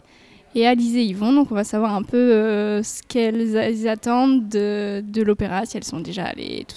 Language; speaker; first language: French; native; French